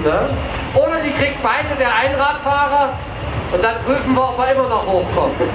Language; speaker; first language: German; native; German